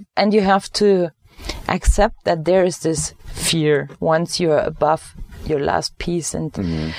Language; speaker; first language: English; non-native, fluent; German